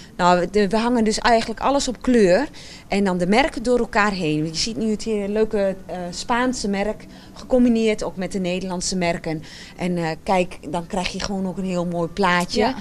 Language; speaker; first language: Dutch; native; Dutch